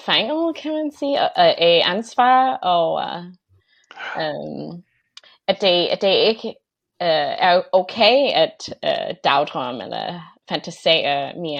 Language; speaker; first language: Danish; non-native, fluent; English